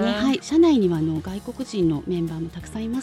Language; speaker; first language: Japanese; native; Japanese